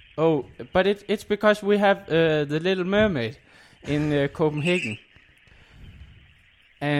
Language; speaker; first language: English; non-native, fluent; Danish